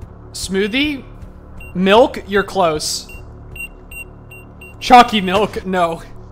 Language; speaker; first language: English; native; English